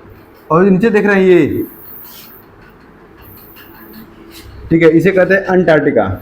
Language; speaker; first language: Hindi; native; Hindi